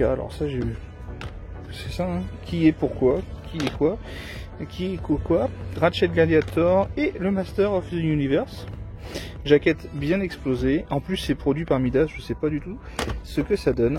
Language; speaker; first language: French; native; French